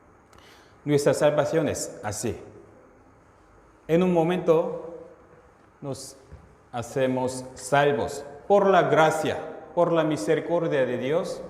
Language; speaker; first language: Spanish; non-native, fluent; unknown